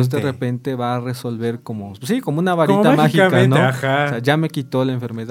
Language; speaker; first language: Spanish; native; Spanish